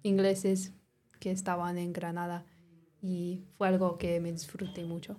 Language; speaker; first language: Spanish; non-native, learner; English